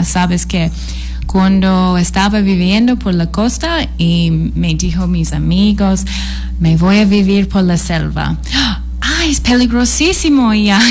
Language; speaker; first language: Spanish; non-native, fluent; English